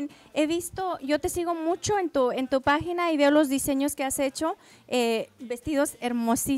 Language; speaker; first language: Spanish; native; Spanish